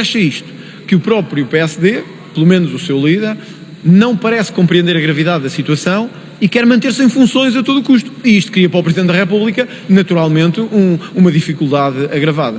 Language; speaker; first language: Portuguese; native; Portuguese